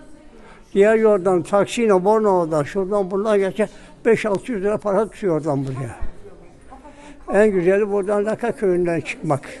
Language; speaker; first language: Turkish; native; Turkish